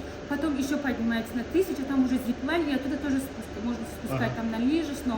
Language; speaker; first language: Russian; native; Russian